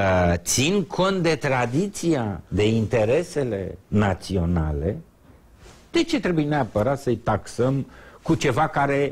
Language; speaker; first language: Romanian; native; Romanian